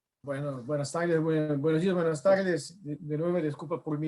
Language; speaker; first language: Spanish; non-native, fluent; Portuguese